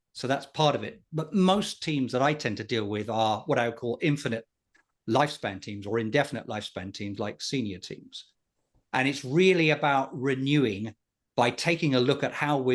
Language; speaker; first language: English; native; English